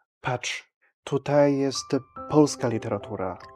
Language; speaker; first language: Polish; non-native, fluent; Chinese